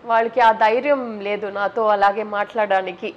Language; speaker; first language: Telugu; non-native, local second language; Tamil